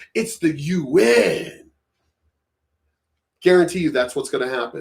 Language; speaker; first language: English; native; English